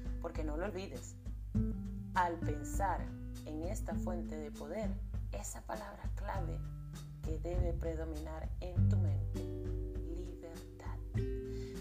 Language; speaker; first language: Spanish; native; Spanish